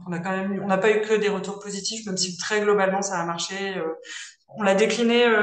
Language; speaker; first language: French; native; French